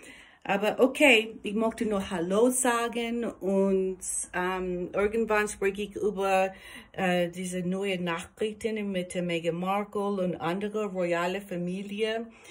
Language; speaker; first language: German; non-native, learner; English